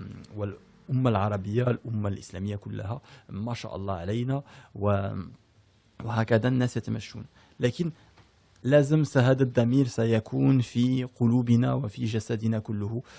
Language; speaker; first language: Arabic; early bilingual, heritage; French